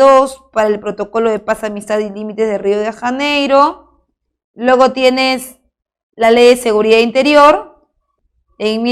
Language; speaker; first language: Spanish; native; Spanish